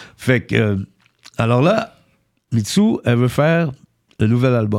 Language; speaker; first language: French; early bilingual, heritage; French